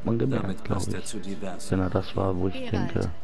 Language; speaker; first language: German; native; German